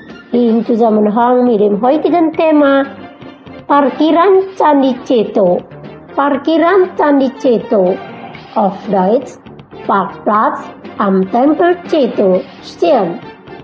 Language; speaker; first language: German; non-native, fluent; Indonesian